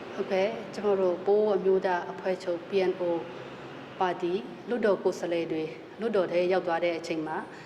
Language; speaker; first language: Burmese; non-native, local second language; Pa'o Karen